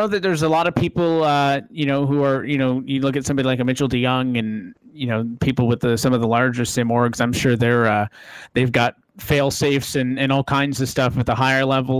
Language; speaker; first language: English; native; English